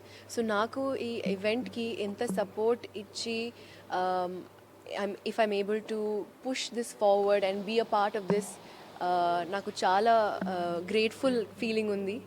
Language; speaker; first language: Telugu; non-native, local second language; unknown